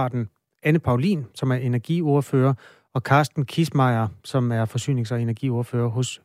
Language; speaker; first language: Danish; native; Danish